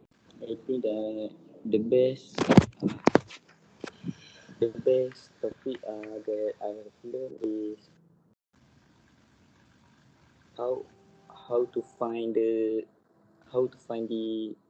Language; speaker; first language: English; non-native, learner; Malay